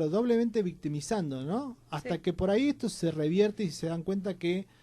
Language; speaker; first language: Spanish; native; Spanish